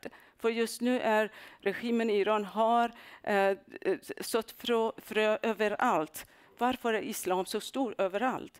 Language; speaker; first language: Swedish; non-native, fluent; Persian